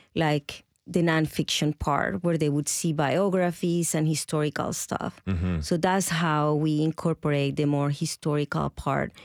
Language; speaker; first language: English; non-native, fluent; Spanish